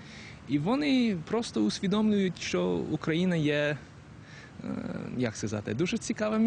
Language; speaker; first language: Ukrainian; non-native, fluent; English